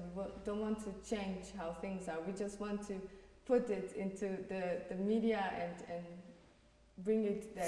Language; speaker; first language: English; non-native, fluent; Portuguese